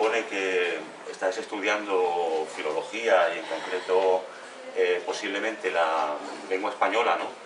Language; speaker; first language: Spanish; native; Spanish